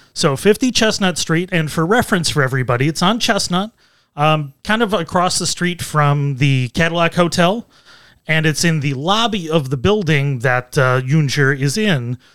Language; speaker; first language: English; native; English